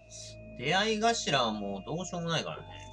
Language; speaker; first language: Japanese; native; Japanese